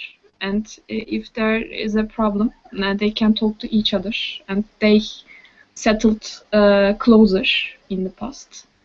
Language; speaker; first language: English; non-native, learner; Turkish